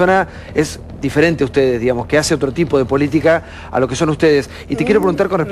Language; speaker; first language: Spanish; native; Spanish